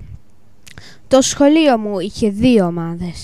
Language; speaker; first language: Greek; early bilingual, heritage; English